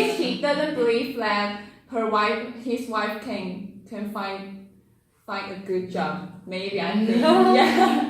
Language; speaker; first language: English; non-native, learner; Chinese